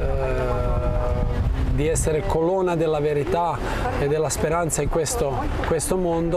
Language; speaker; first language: Italian; non-native, fluent; Croatian